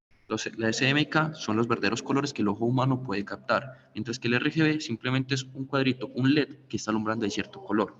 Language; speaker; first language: Spanish; native; Spanish